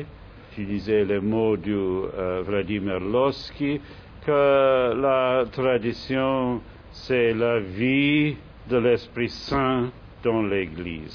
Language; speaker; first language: French; non-native, fluent; English